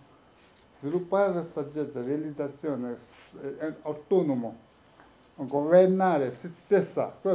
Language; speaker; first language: Italian; non-native, learner; Tibetan